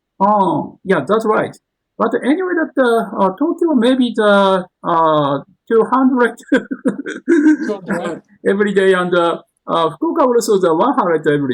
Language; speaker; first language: English; non-native, learner; Japanese